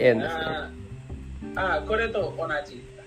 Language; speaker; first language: Japanese; non-native, learner; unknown